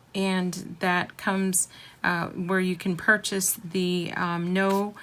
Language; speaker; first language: English; native; English